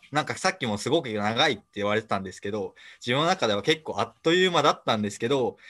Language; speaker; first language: Japanese; native; Japanese